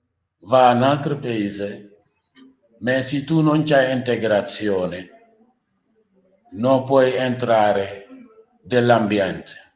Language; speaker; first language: Italian; non-native, learner; Wolof